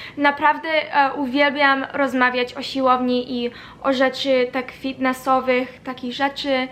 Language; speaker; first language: Polish; early bilingual, heritage; Polish